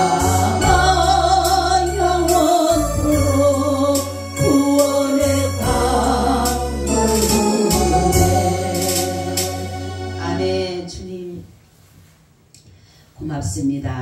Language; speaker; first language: Korean; native; Korean